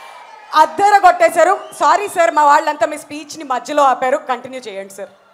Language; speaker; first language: Telugu; native; Telugu